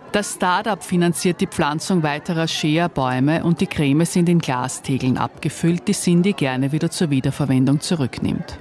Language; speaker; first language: German; native; German